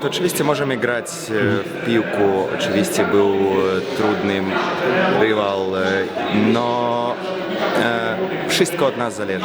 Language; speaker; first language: Polish; non-native, learner; Belarusian